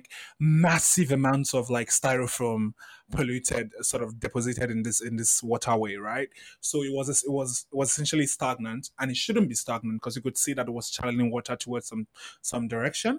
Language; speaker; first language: English; non-native, local second language; Yoruba